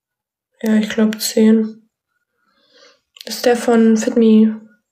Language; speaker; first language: German; early bilingual, other home language; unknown